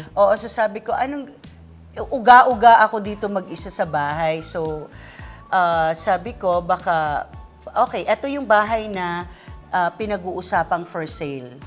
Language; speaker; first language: Filipino; non-native, local second language; Waray